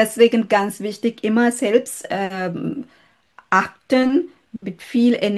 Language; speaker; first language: German; non-native, fluent; Sinhala